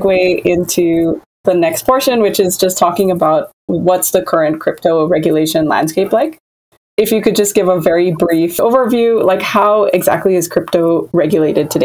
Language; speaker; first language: English; non-native, local second language; Filipino